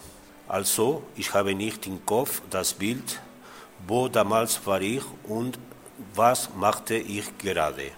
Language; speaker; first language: German; non-native, learner; Spanish